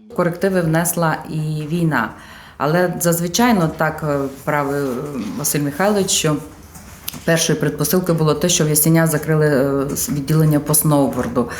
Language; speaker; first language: Ukrainian; native; Ukrainian